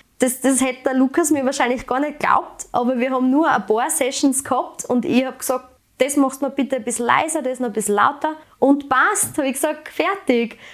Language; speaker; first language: German; native; German